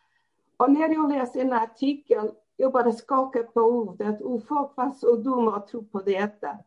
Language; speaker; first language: Swedish; non-native, fluent; Portuguese